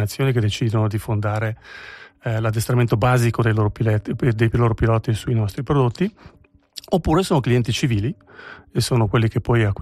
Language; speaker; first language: Italian; native; Italian